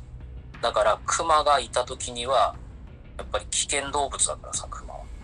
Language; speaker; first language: Japanese; native; Japanese